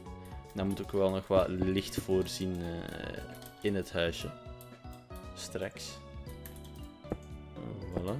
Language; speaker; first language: Dutch; native; Dutch